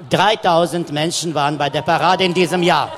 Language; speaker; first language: German; non-native, fluent; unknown